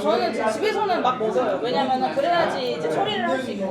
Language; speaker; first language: Korean; native; Korean